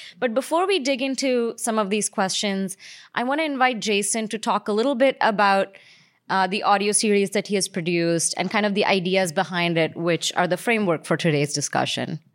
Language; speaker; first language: English; native; English